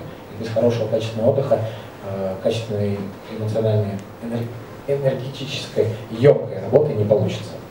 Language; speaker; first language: Russian; native; Russian